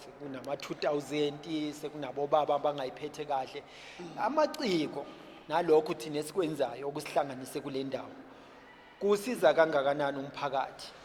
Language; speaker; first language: Zulu; native; Zulu